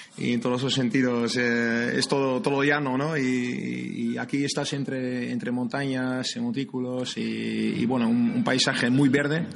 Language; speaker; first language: Spanish; non-native, fluent; Dutch